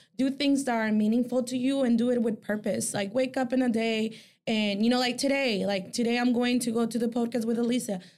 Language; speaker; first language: English; early bilingual, other home language; Spanish